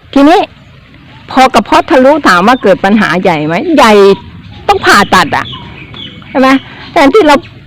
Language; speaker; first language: Thai; native; Thai